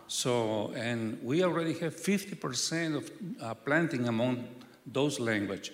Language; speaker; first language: English; non-native, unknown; Spanish